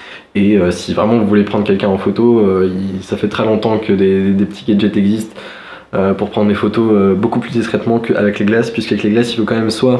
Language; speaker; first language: French; native; French